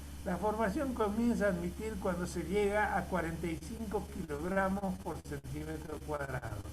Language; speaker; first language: Spanish; native; Spanish